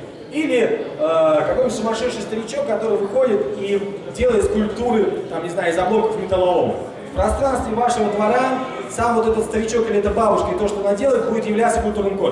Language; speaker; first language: Russian; native; Russian